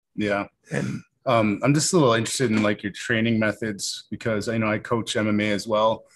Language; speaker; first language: English; native; English